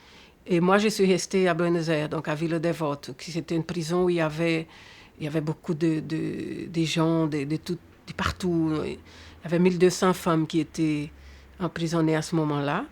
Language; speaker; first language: French; non-native, fluent; Portuguese